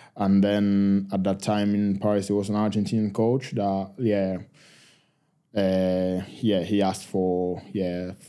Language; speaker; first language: English; non-native, fluent; Spanish